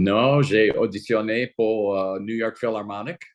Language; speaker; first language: French; non-native, fluent; English